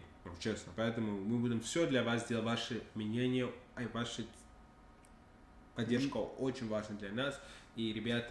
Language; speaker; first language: Russian; non-native, learner; English